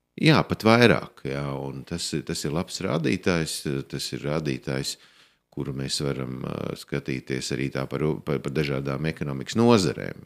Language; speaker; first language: Latvian; native; Latvian